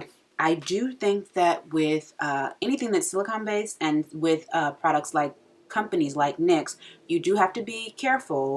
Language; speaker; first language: English; native; English